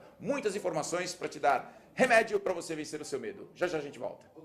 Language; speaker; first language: Portuguese; native; Portuguese